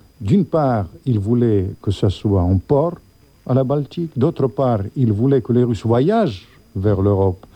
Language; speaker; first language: French; non-native, fluent; Russian